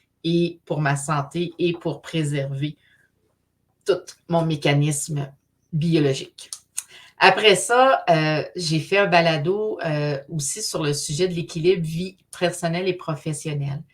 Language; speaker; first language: French; native; French